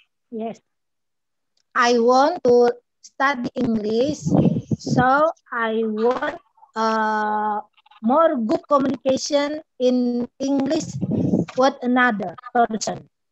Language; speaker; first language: English; non-native, learner; Indonesian